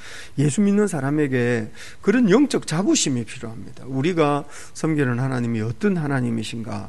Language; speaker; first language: Korean; native; Korean